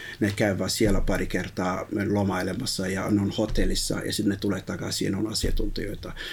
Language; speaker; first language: Finnish; early bilingual, other home language; Somali